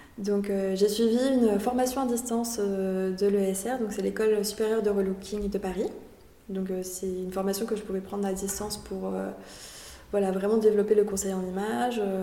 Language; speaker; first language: French; early bilingual, other home language; Spanish